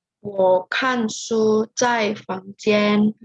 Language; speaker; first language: Chinese; non-native, learner; Indonesian